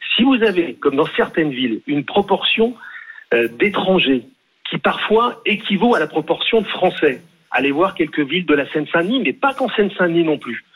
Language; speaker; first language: French; native; French